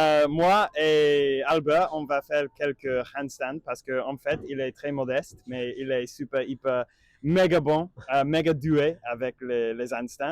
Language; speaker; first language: French; non-native, learner; English